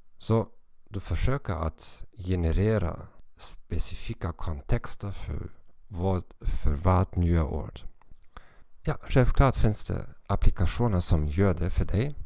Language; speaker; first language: Swedish; non-native, fluent; German